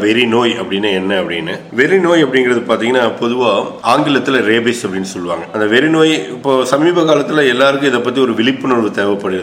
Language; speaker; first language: Tamil; native; Tamil